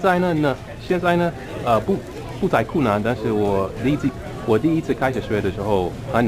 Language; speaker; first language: Chinese; non-native, learner; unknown